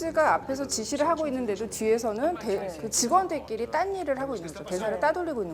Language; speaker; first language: Korean; native; Korean